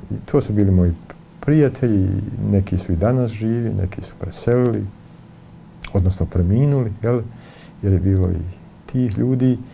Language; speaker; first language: Bosnian; native; Bosnian